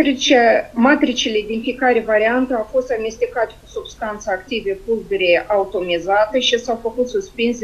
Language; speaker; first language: Romanian; native; Romanian